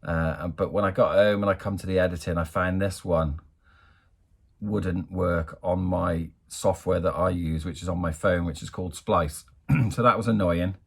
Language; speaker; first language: English; native; English